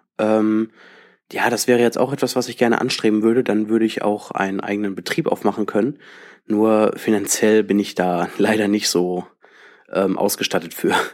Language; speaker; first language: German; native; German